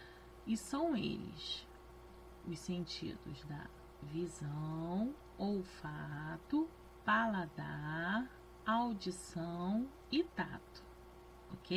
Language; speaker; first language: Portuguese; native; Portuguese